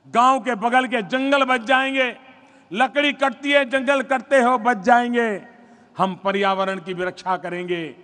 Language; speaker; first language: Hindi; non-native, local second language; Gujarati